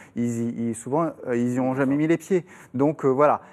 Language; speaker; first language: French; non-native, fluent; German